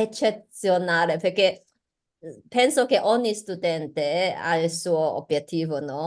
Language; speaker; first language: Italian; non-native, learner; Chinese